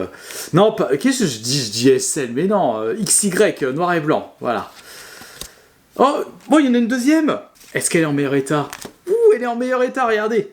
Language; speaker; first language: French; native; French